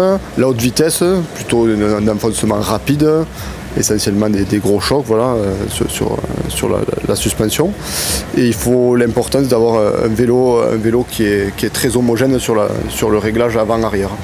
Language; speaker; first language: French; native; French